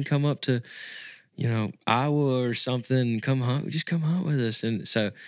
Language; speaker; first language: English; native; English